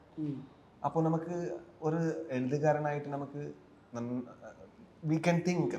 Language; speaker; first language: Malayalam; non-native, learner; Kannada